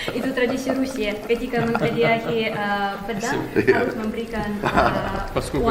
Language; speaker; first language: Indonesian; non-native, fluent; Russian